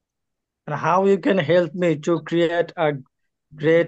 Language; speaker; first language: English; non-native, learner; Bangla